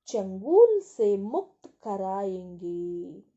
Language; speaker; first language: Hindi; non-native, local second language; Telugu